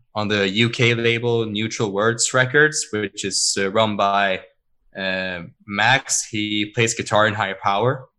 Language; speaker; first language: English; non-native, fluent; Swedish